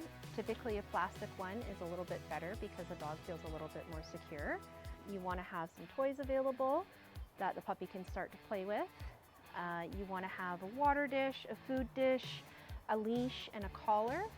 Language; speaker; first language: English; native; English